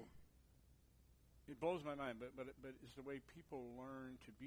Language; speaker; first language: English; native; English